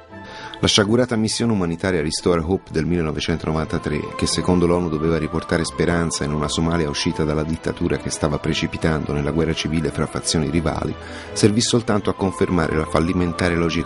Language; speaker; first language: Italian; native; Italian